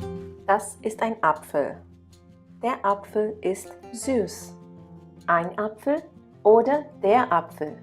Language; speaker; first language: German; non-native, fluent; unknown